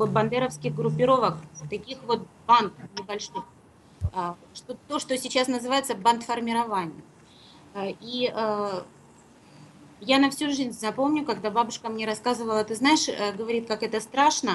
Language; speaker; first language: Russian; native; Russian